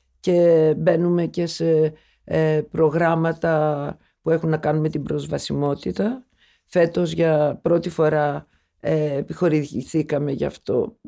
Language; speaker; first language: Greek; early bilingual, other home language; Turkish